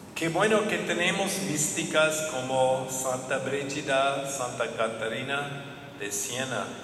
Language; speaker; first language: Spanish; non-native, fluent; English